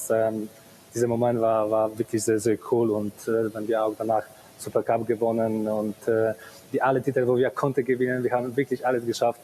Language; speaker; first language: German; non-native, fluent; Polish